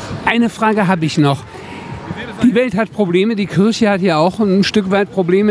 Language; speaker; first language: German; native; German